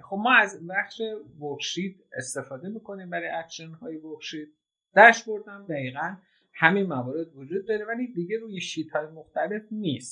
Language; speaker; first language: Persian; native; Persian